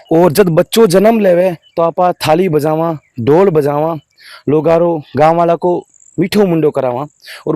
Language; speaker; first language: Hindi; non-native, local second language; Marwari